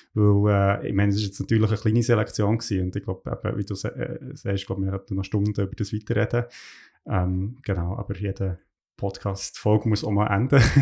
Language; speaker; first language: German; native; German